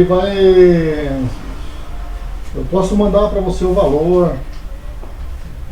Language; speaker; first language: Portuguese; native; Portuguese